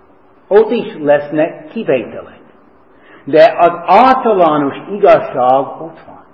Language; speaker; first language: Hungarian; non-native, fluent; English